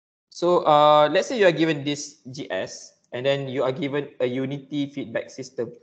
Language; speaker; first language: English; non-native, local second language; Malay